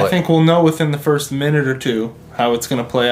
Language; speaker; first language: English; native; English